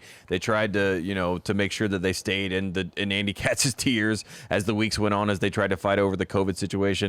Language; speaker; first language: English; native; English